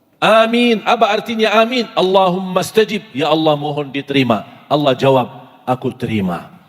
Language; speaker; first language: Malay; non-native, fluent; Arabic